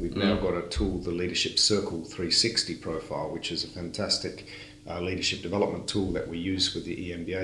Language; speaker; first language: English; native; English